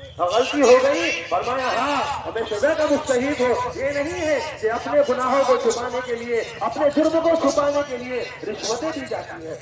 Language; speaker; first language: Urdu; native; Urdu